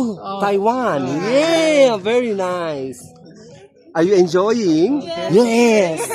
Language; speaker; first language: English; non-native, local second language; Filipino